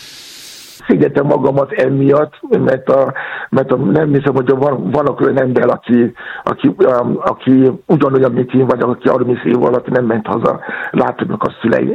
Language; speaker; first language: Hungarian; non-native, fluent; Yoruba